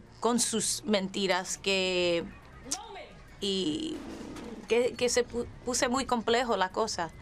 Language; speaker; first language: Spanish; early bilingual, heritage; English